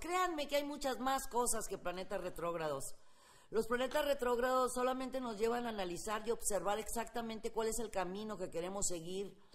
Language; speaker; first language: Spanish; native; Spanish